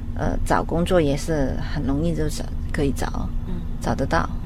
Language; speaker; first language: Chinese; non-native, local second language; Cantonese